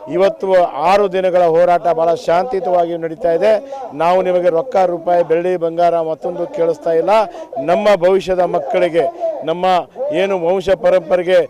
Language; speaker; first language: Kannada; non-native, local second language; Lambadi